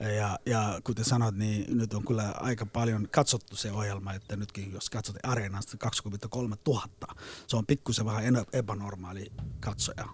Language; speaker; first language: Finnish; non-native, fluent; Somali